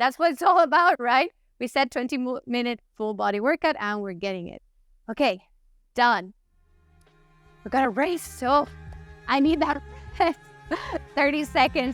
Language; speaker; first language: English; non-native, fluent; Italian